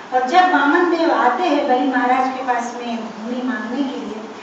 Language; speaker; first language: Hindi; non-native, local second language; Telugu